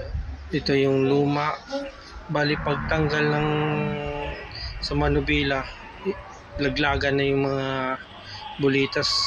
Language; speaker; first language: Filipino; native; Filipino